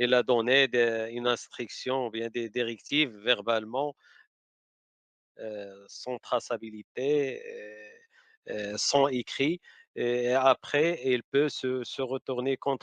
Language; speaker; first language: French; non-native, local second language; Arabic